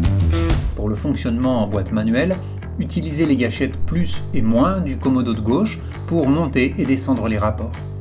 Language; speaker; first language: French; native; French